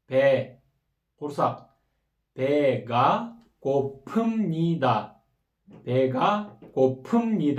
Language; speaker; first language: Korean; non-native, fluent; Kyrgyz